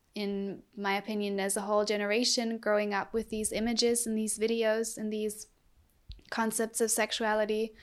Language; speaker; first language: English; non-native, fluent; German